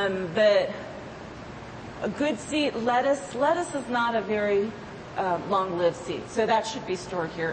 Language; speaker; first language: English; native; English